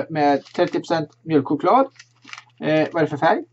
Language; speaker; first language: Swedish; native; Swedish